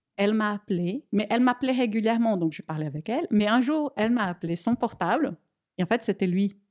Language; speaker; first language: French; non-native, fluent; Portuguese